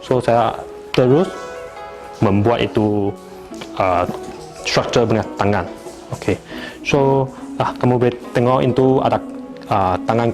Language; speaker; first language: Indonesian; non-native, local second language; Chinese